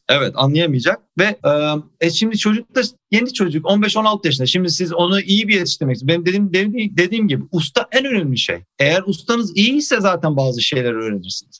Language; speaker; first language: Turkish; native; Turkish